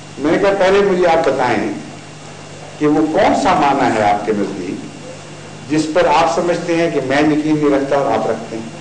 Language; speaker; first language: Urdu; native; Urdu